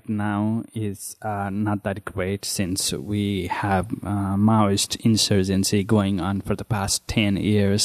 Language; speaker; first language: English; non-native, fluent; Nepali